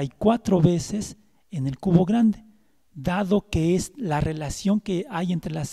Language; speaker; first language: Spanish; native; Spanish